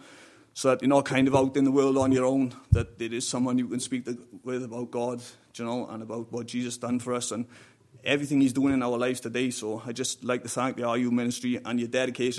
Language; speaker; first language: English; native; English